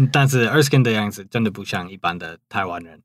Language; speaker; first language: Chinese; non-native, fluent; English